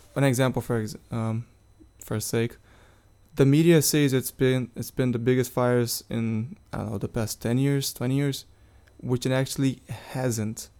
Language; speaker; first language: English; non-native, fluent; Portuguese